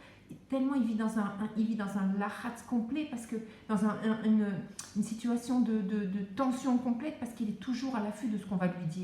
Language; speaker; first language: French; native; French